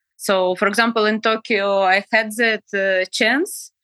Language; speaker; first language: English; non-native, fluent; Ukrainian